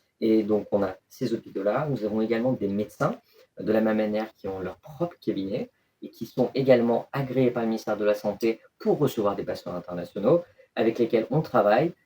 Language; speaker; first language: French; early bilingual, other home language; Turkish